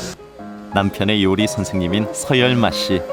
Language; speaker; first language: Korean; native; Korean